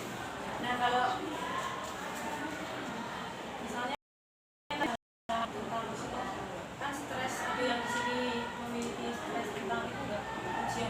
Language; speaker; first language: Indonesian; native; Indonesian